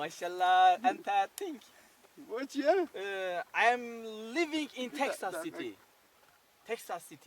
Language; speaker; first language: English; non-native, learner; Turkish